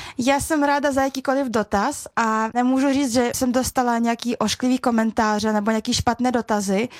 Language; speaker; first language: Czech; early bilingual, other home language; Russian